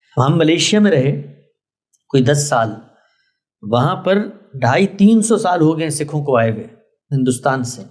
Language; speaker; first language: Urdu; native; Urdu